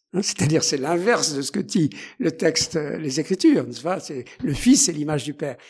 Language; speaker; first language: French; native; French